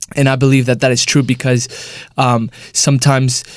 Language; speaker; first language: English; early bilingual, other home language; Spanish